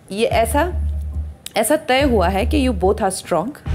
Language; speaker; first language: Hindi; native; Hindi